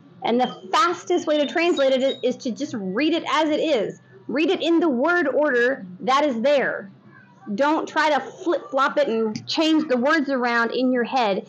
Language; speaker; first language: English; native; English